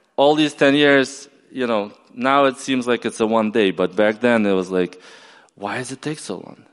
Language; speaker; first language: English; non-native, fluent; Ukrainian